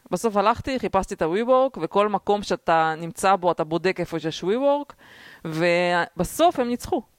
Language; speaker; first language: Hebrew; early bilingual, other home language; Russian